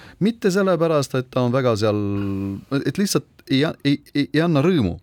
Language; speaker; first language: Estonian; non-native, local second language; Russian